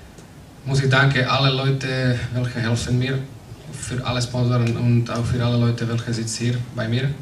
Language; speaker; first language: German; non-native, learner; Slovak